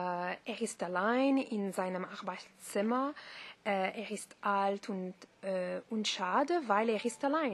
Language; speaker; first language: German; non-native, learner; French